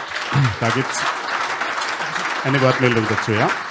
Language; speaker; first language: German; native; German